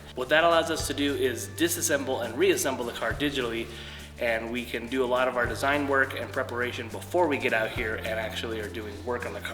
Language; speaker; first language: English; native; English